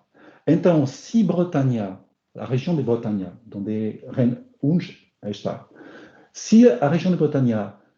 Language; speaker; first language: Portuguese; non-native, learner; French